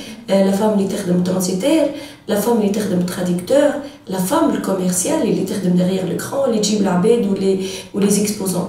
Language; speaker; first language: French; non-native, local second language; Arabic